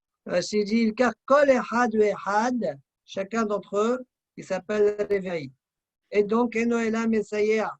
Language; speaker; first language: French; native; French